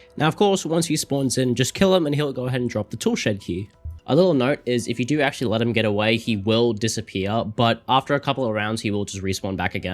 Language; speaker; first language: English; native; English